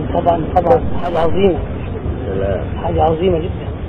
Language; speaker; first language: Arabic; native; Arabic